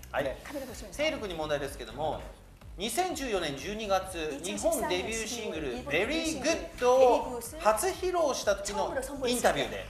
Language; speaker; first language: Japanese; native; Japanese